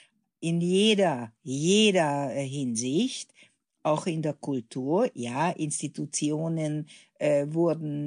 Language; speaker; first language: German; non-native, fluent; Hungarian